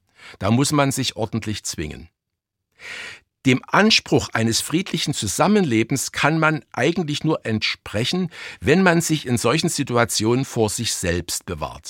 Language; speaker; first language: German; native; German